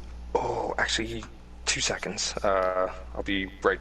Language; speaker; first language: English; native; English